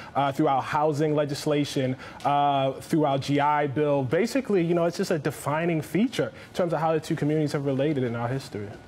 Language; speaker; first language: English; native; English